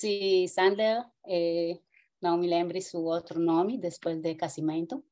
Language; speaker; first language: Portuguese; early bilingual, heritage; Hebrew